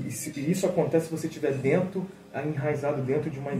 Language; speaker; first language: Portuguese; early bilingual, heritage; Portuguese